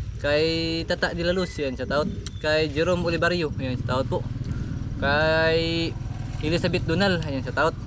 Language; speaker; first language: Filipino; non-native, local second language; Cebuano